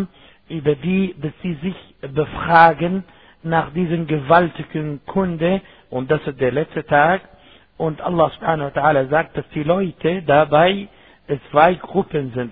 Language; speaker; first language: German; non-native, fluent; Arabic